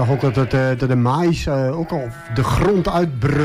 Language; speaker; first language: Dutch; native; Dutch